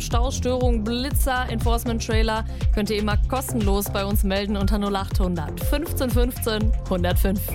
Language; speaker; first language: German; native; German